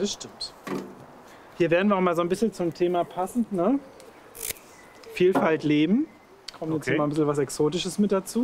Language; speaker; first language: German; native; German